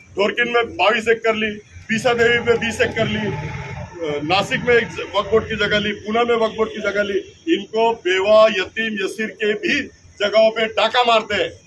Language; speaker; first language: Hindi; non-native, local second language; Urdu